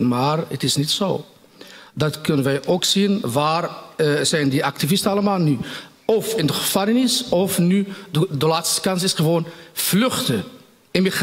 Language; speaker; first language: Dutch; non-native, fluent; Riffian